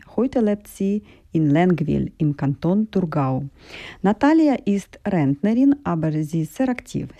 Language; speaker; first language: German; non-native, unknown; Ukrainian